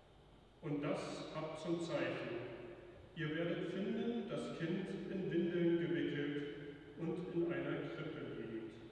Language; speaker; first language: German; native; German